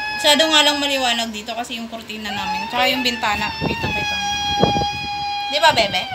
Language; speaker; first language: Filipino; non-native, local second language; Bikol